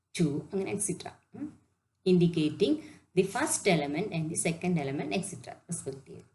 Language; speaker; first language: English; non-native, local second language; Malayalam